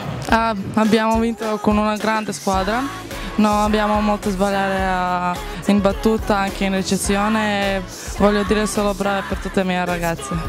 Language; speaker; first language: Italian; non-native, learner; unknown